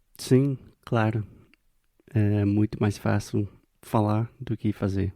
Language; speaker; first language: Portuguese; non-native, fluent; English